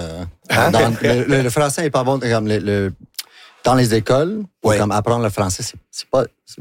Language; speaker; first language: French; non-native, local second language; English